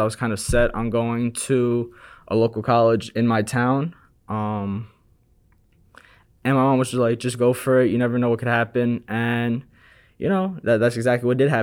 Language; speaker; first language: English; native; English